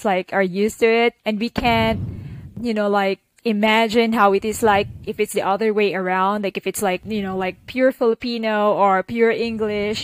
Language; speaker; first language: English; non-native, local second language; Cebuano